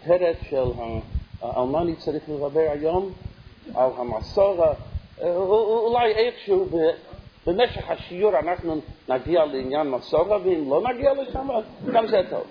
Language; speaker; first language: Hebrew; non-native, fluent; English